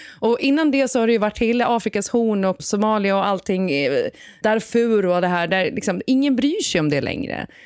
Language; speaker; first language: Swedish; native; Swedish